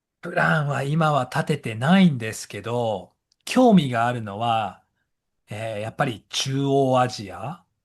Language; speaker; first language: Japanese; native; Japanese